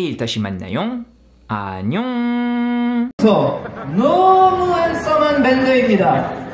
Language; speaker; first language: Korean; non-native, fluent; French